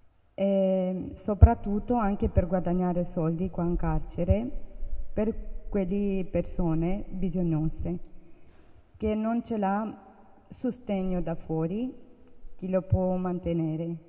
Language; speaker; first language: Italian; non-native, learner; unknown